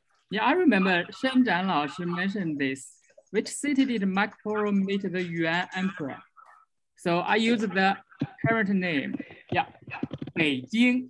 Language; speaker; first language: English; non-native, fluent; Chinese